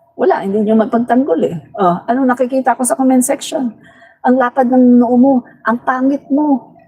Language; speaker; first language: Filipino; non-native, local second language; Cebuano